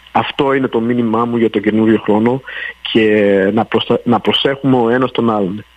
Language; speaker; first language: Greek; early bilingual, heritage; Greek